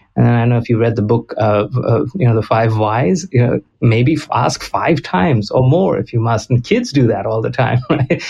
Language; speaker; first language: English; non-native, local second language; Konkani